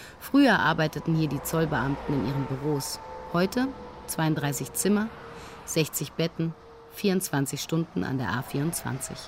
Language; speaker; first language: German; native; German